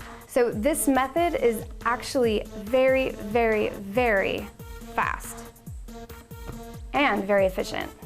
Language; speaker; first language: English; native; English